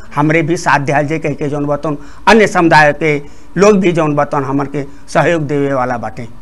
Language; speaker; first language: Bhojpuri; non-native, local second language; Rana Tharu